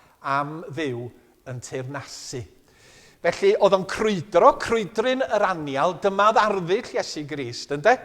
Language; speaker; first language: Welsh; native; Welsh